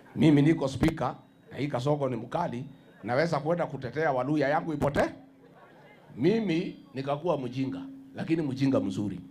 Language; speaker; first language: Swahili; non-native, local second language; Luyia